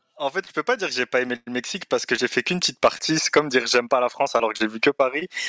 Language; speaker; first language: French; early bilingual, other home language; Arabic